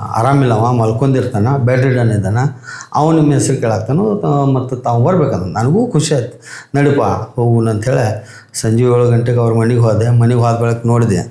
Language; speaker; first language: Kannada; non-native, local second language; Marathi